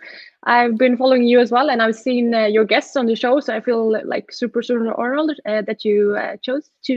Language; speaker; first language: English; non-native, fluent; Swedish